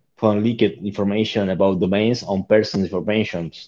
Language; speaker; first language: English; non-native, learner; Spanish